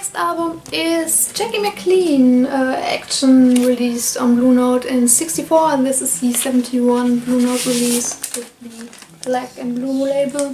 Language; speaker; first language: English; non-native, fluent; German